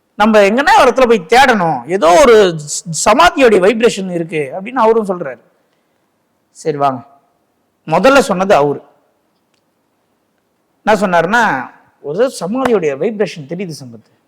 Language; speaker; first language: Tamil; native; Tamil